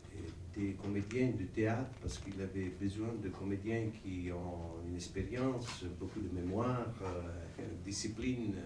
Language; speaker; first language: French; non-native, learner; Italian